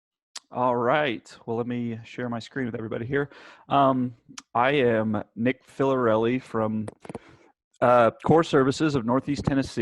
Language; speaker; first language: English; native; English